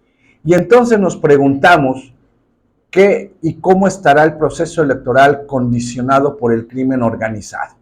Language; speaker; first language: Spanish; native; Spanish